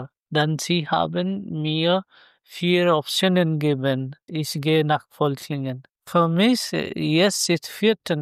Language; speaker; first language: German; non-native, learner; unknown